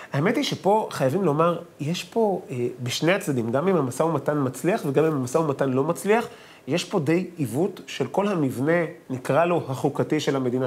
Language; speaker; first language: Hebrew; native; Hebrew